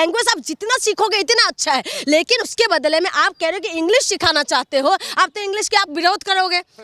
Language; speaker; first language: Hindi; non-native, local second language; Assamese